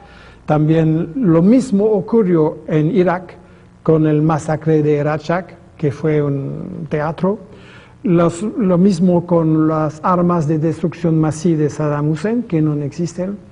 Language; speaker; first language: Spanish; non-native, fluent; French